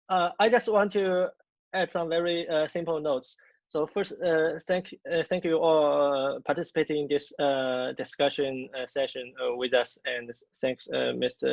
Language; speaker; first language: English; non-native, fluent; Chinese